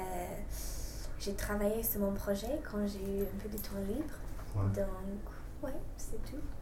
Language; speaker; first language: French; non-native, fluent; English